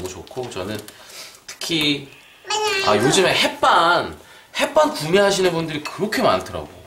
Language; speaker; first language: Korean; native; Korean